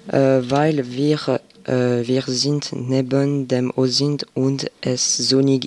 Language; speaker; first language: German; non-native, learner; French